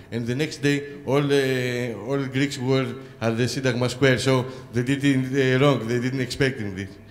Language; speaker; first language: English; non-native, fluent; Greek